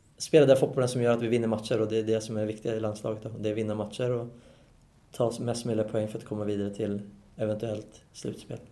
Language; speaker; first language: Swedish; native; Swedish